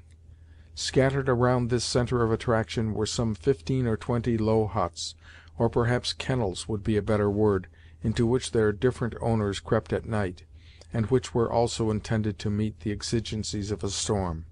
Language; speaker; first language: English; native; English